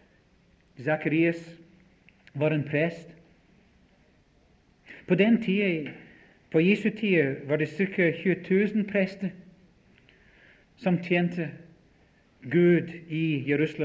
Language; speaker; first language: Swedish; non-native, fluent; English